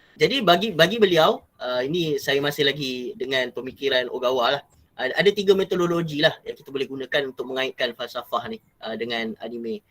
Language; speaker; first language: Malay; native; Malay